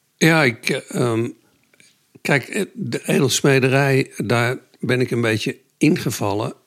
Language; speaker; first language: Dutch; native; Dutch